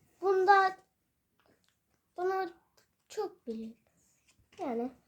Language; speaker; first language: Turkish; early bilingual, heritage; Turkish